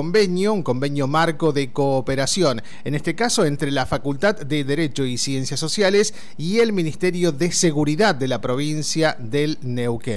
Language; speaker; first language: Spanish; native; Spanish